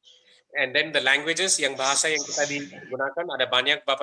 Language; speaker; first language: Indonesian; non-native, fluent; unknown